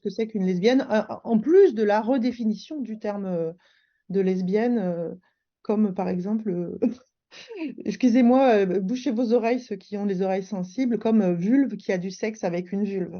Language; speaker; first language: French; native; French